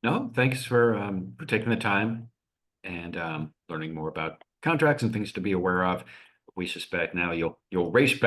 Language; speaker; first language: English; native; English